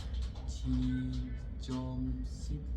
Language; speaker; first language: Korean; non-native, learner; Vietnamese